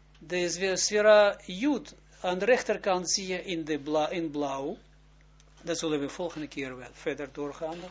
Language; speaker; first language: Dutch; non-native, fluent; Hebrew